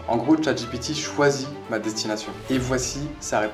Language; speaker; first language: French; native; French